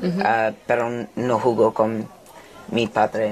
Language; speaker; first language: Spanish; non-native, learner; English